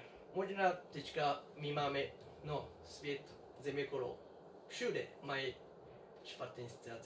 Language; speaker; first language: Czech; non-native, learner; Japanese